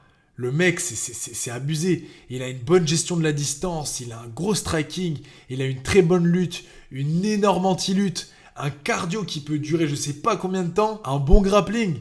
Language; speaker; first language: French; native; French